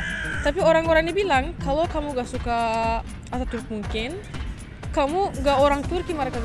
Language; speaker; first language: Indonesian; non-native, fluent; Turkish